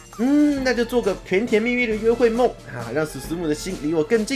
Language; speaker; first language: Chinese; native; Chinese